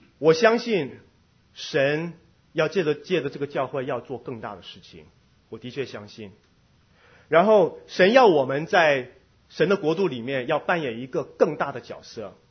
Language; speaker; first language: Chinese; non-native, fluent; Korean